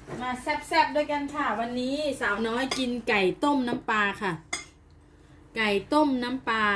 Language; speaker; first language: Thai; native; Thai